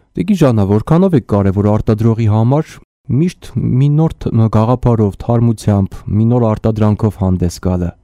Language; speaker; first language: Armenian; native; Armenian